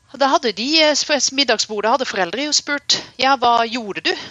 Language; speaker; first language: Norwegian; non-native, fluent; Dutch